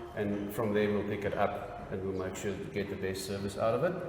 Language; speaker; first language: English; non-native, local second language; Afrikaans